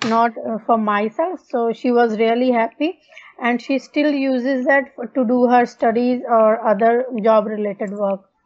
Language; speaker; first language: English; non-native, local second language; Punjabi